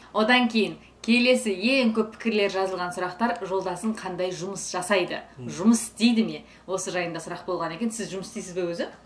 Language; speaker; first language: Kazakh; native; Kazakh